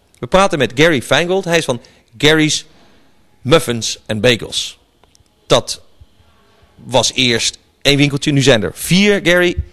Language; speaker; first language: Dutch; native; Dutch